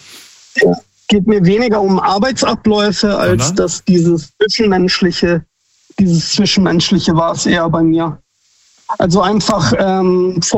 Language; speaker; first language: German; native; German